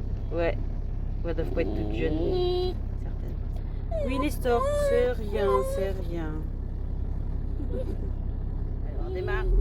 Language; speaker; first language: French; native; French